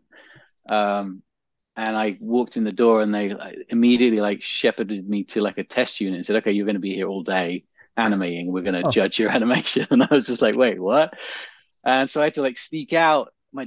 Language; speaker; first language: English; native; English